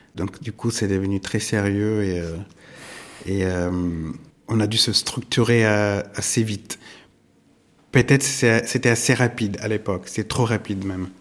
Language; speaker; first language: French; non-native, fluent; Italian